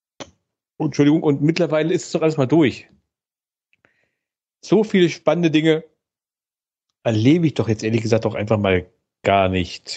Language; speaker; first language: German; native; German